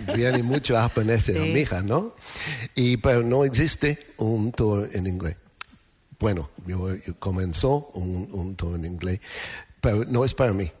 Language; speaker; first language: Spanish; non-native, learner; English